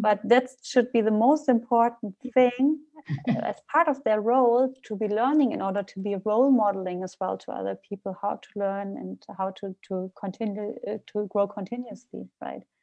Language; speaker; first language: English; non-native, fluent; German